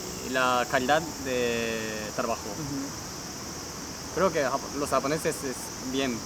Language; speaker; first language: Spanish; non-native, learner; Japanese